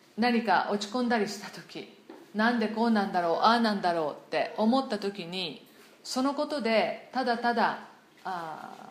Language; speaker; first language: Japanese; non-native, fluent; English